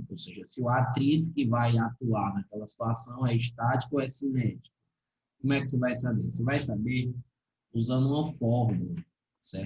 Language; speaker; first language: Portuguese; native; Portuguese